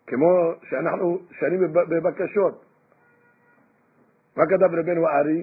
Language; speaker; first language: Hebrew; non-native, fluent; English